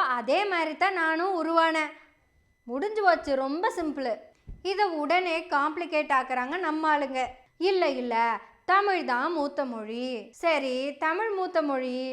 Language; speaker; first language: Tamil; native; Tamil